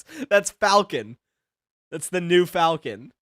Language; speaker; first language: English; native; English